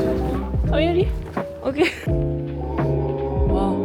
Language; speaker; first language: English; non-native, learner; Japanese